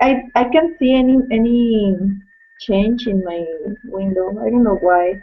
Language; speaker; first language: English; non-native, learner; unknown